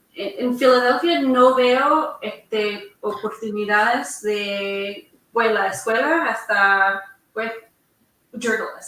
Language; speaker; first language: Spanish; early bilingual, heritage; English